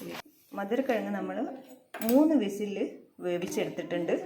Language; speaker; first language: Malayalam; native; Malayalam